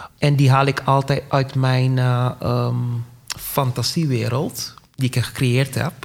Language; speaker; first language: Dutch; non-native, local second language; Papiamento